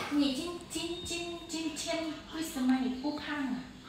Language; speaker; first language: Chinese; non-native, learner; Vietnamese